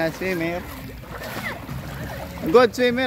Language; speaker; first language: English; non-native, local second language; Filipino